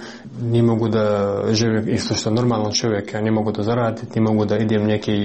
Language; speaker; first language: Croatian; non-native, learner; Chechen